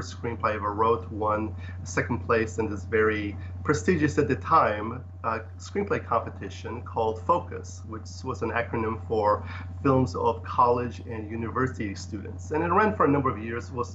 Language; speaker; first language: English; early bilingual, other home language; Polish